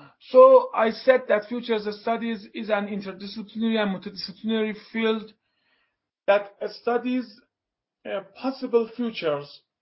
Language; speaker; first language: English; non-native, fluent; Persian